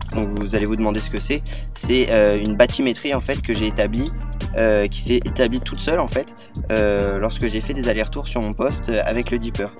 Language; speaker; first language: French; native; French